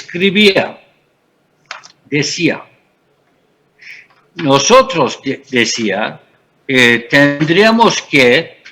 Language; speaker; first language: Spanish; non-native, fluent; Turkish